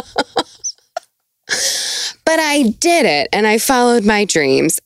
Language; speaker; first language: English; native; English